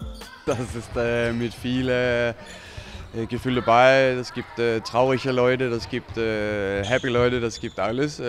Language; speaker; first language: German; non-native, fluent; Danish